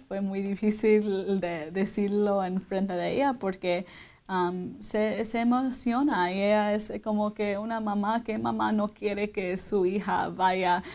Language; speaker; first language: Spanish; early bilingual, heritage; Spanish